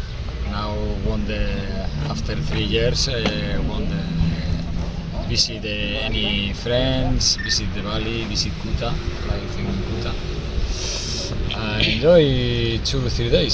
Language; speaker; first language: English; non-native, learner; Spanish